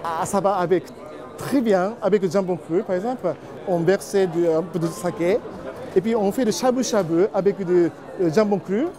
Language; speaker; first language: French; non-native, learner; Japanese